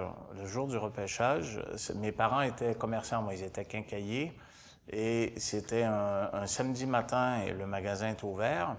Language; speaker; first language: French; native; French